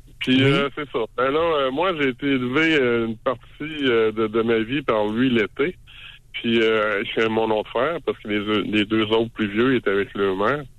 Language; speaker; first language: French; native; French